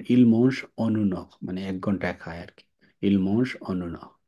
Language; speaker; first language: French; non-native, fluent; Bangla